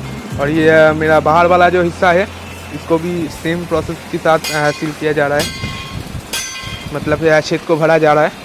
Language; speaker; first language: Hindi; non-native, local second language; Bangla